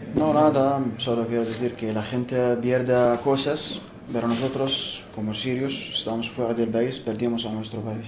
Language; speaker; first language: Spanish; non-native, fluent; Arabic